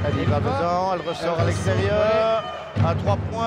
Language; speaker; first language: French; native; French